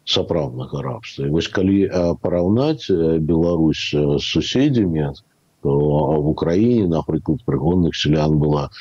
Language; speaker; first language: Belarusian; native; Belarusian